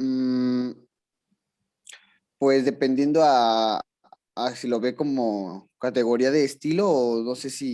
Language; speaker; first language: Spanish; native; Spanish